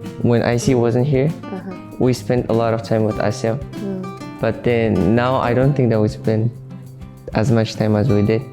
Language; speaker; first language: English; non-native, fluent; Russian